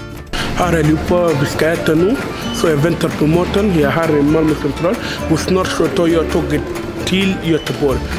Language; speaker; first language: Swedish; non-native, fluent; Arabic